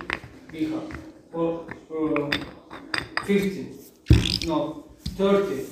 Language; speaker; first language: English; non-native, learner; Turkish